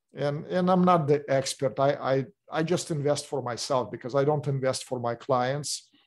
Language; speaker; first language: English; non-native, fluent; Russian